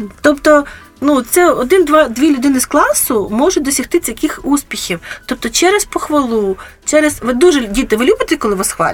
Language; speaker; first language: Ukrainian; native; Ukrainian